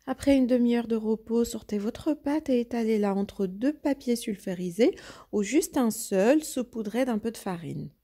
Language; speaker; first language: French; non-native, local second language; Arabic